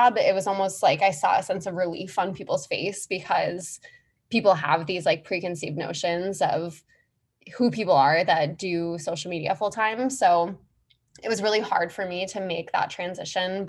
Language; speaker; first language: English; native; English